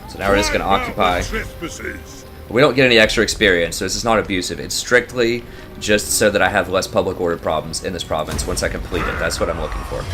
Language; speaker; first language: English; native; English